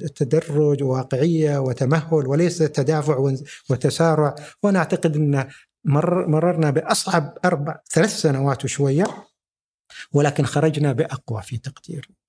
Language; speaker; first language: Arabic; native; Arabic